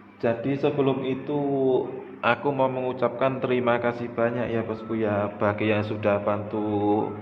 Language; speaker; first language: Indonesian; native; Indonesian